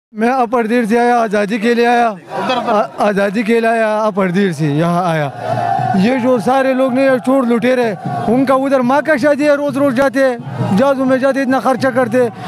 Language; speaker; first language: Urdu; non-native, local second language; Pashto